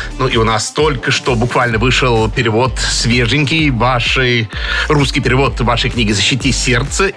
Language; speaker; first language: Russian; native; Russian